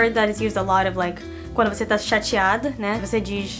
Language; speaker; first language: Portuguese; non-native, fluent; English